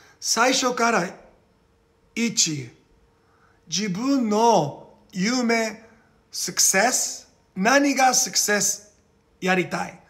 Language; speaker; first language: Japanese; non-native, learner; Portuguese